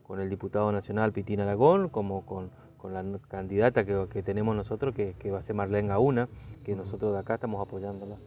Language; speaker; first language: Spanish; native; Spanish